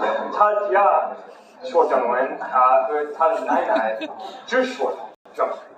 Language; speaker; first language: Chinese; non-native, fluent; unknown